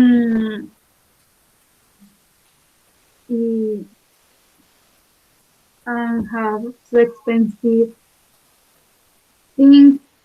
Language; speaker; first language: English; non-native, learner; Spanish